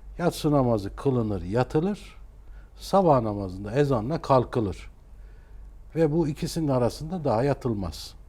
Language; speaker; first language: Turkish; native; Turkish